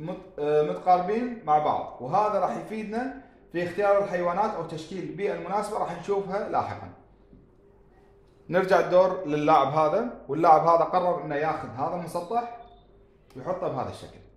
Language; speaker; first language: Arabic; native; Arabic